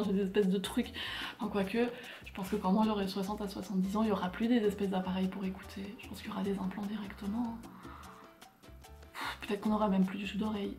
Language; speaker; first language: French; native; French